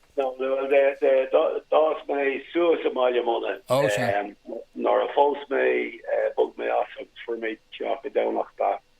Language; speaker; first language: Irish; non-native, local second language; English